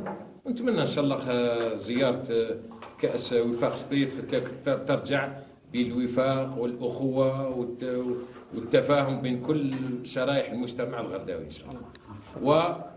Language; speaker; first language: Arabic; native; Arabic